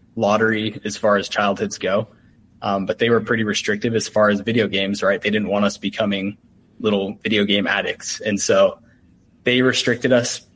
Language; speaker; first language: English; native; English